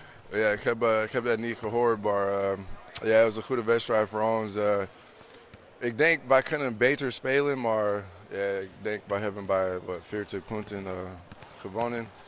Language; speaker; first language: Dutch; non-native, learner; English